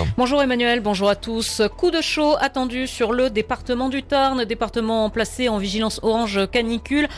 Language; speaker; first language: French; native; French